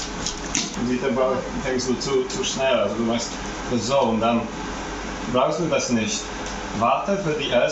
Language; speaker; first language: German; non-native, fluent; Polish